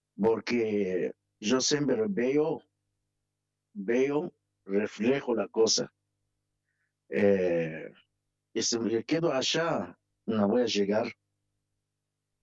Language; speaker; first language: Spanish; non-native, fluent; Arabic